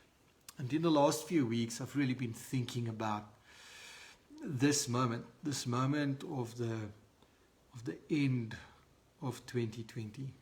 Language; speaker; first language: English; non-native, local second language; Afrikaans